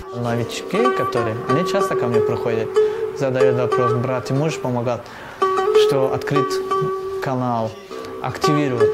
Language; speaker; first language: Russian; non-native, local second language; Tajik